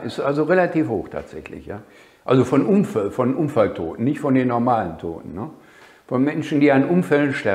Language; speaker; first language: German; native; German